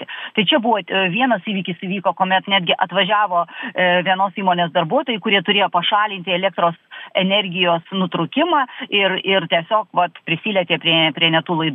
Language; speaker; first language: Lithuanian; native; Lithuanian